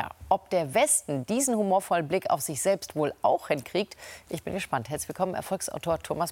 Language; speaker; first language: German; native; German